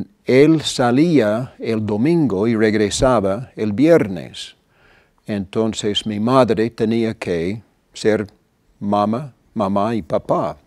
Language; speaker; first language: Spanish; non-native, fluent; English